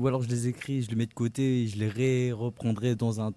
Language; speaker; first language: French; native; French